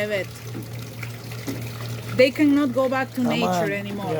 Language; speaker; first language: English; non-native, learner; Spanish